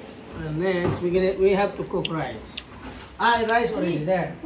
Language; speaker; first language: English; non-native, local second language; Filipino